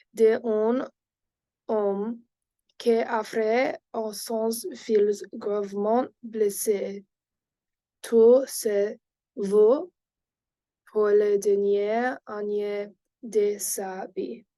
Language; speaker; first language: French; non-native, learner; English